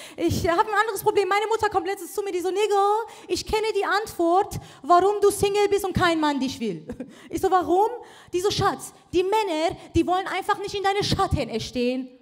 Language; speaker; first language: German; early bilingual, other home language; Persian